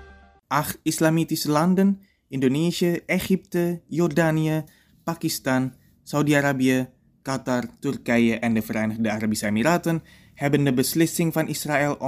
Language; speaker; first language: Dutch; non-native, fluent; Indonesian